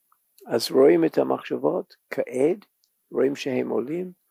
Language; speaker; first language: Hebrew; non-native, learner; English